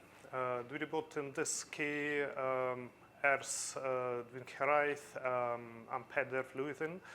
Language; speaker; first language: Welsh; non-native, learner; Russian